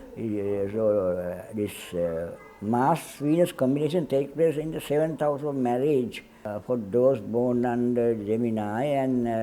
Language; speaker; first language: English; non-native, local second language; Sinhala